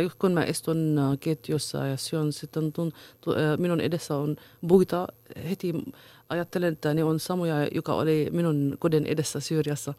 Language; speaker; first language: Finnish; non-native, fluent; Arabic